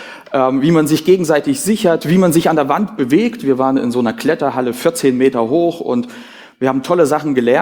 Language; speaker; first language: German; native; German